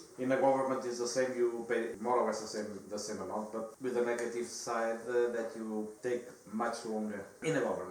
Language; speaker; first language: English; non-native, fluent; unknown